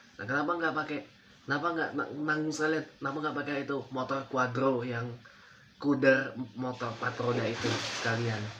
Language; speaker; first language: Indonesian; non-native, fluent; English